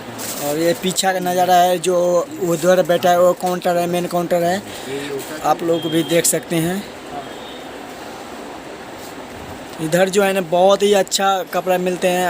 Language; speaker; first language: Hindi; non-native, local second language; Maithili